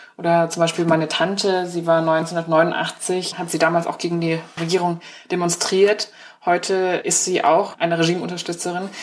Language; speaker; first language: German; early bilingual, other home language; Chinese